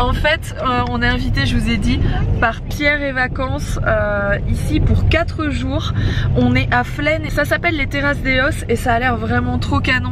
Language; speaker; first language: French; native; French